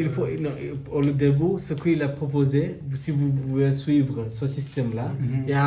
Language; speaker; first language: French; non-native, learner; Bangla